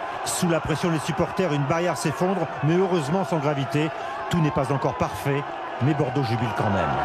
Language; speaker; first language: French; native; French